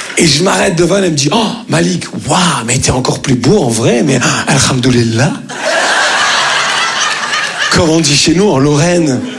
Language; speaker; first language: French; early bilingual, other home language; Arabic